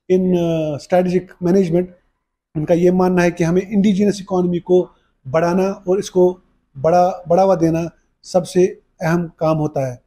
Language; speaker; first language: Hindi; non-native, local second language; Kashmiri